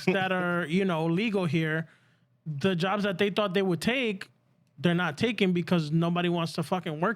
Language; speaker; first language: English; early bilingual, other home language; Spanish